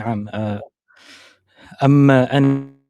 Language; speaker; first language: Arabic; non-native, learner; English